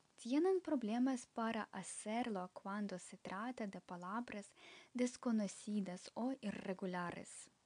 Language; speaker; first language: Spanish; non-native, fluent; Ukrainian